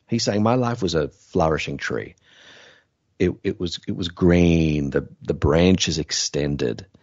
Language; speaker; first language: English; native; English